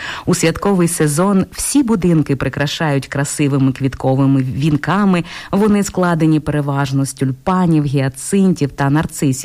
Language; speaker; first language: Ukrainian; native; Ukrainian